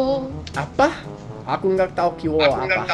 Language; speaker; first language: Indonesian; non-native, fluent; English